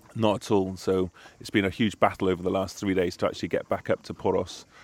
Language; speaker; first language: English; native; English